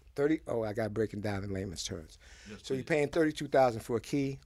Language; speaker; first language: English; early bilingual, other home language; Haitian Creole